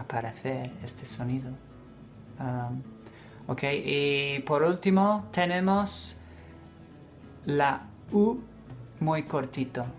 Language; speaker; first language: Spanish; non-native, fluent; English